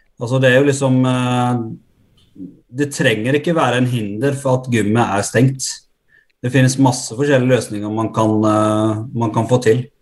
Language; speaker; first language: Norwegian; early bilingual, other home language; Arabic